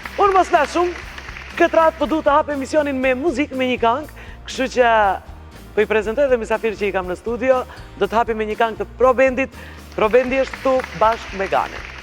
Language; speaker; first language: Albanian; native; Albanian